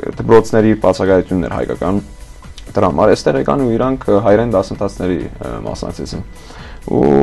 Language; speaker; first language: Armenian; early bilingual, heritage; Armenian